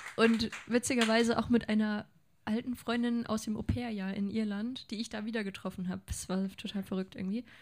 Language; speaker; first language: German; native; German